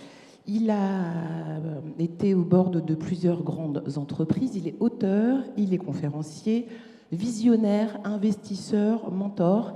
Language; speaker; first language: French; native; French